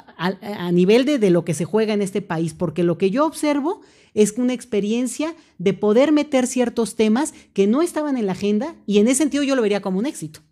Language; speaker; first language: Spanish; native; Spanish